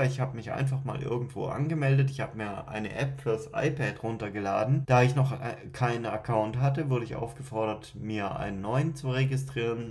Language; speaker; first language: German; native; German